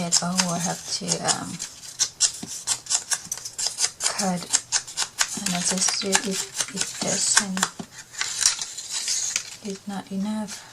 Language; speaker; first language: English; non-native, learner; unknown